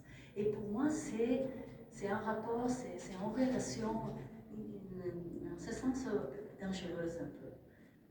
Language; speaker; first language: French; non-native, fluent; Italian